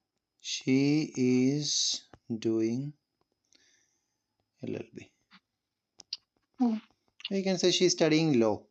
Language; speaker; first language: English; non-native, local second language; Malayalam